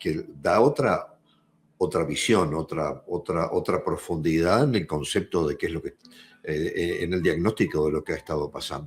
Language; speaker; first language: Spanish; native; Spanish